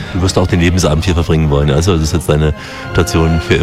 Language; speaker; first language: German; native; German